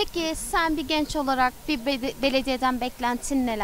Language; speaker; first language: Turkish; native; Turkish